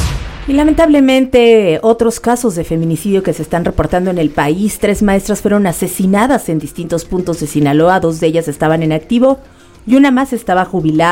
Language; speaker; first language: Spanish; native; Spanish